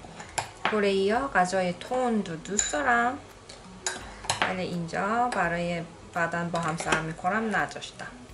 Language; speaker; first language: Persian; non-native, learner; Korean